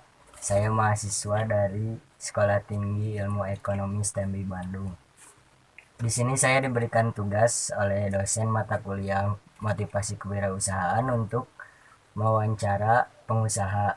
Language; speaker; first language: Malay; non-native, local second language; Sundanese